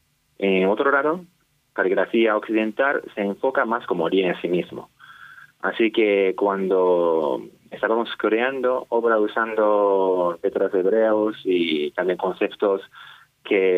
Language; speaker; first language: Spanish; non-native, fluent; Japanese